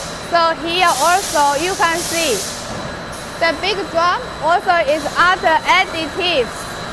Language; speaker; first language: English; non-native, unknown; Chinese